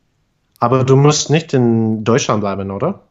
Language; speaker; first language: German; non-native, fluent; English